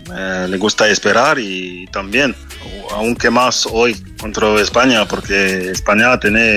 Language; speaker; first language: Spanish; non-native, fluent; French